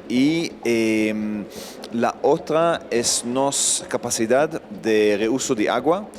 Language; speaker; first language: Spanish; non-native, fluent; Hebrew